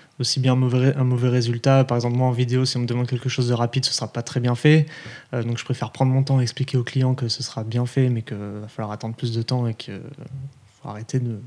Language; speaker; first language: French; native; French